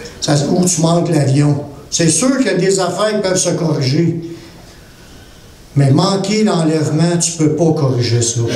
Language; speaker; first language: French; native; French